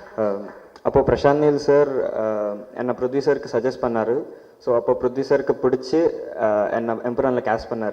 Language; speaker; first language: Tamil; non-native, learner; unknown